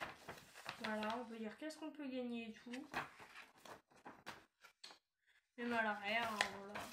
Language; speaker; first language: French; native; French